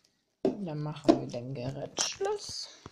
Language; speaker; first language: German; non-native, learner; Armenian